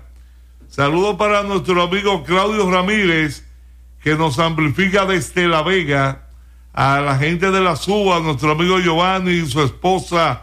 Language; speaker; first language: Spanish; native; Spanish